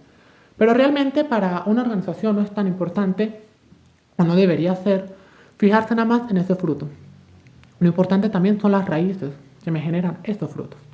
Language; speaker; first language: Spanish; native; Spanish